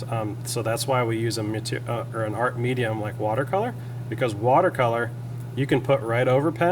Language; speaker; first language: English; native; English